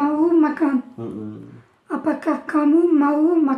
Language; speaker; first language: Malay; non-native, learner; Turkish